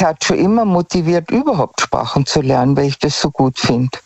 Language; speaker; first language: German; native; German